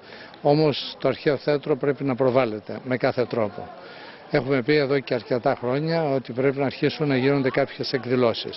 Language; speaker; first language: Greek; native; Greek